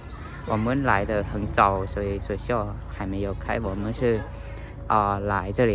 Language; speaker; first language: Chinese; non-native, learner; Lao